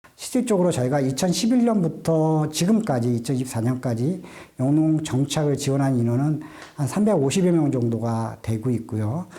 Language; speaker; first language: Korean; native; Korean